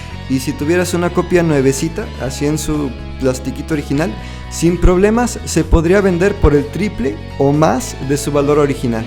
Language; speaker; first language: Spanish; native; Spanish